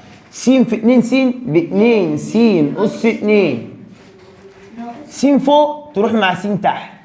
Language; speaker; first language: Arabic; native; Arabic